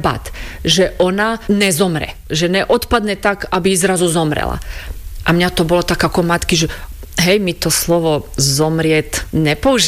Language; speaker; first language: Slovak; non-native, fluent; Croatian